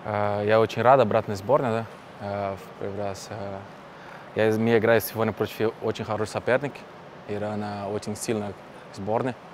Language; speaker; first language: Russian; non-native, learner; Portuguese